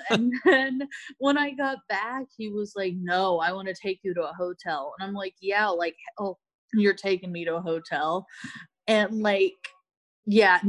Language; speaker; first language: English; native; English